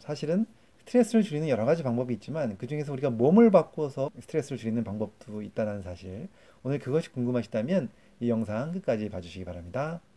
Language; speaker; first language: Korean; native; Korean